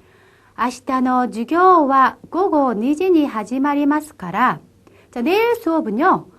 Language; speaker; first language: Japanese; non-native, fluent; Korean